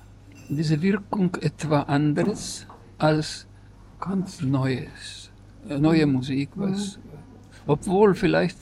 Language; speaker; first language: German; non-native, fluent; Estonian